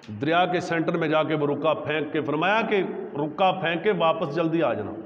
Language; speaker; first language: Urdu; non-native, local second language; Punjabi